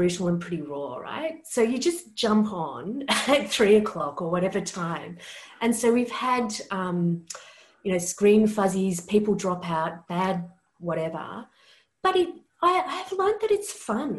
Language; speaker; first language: English; native; English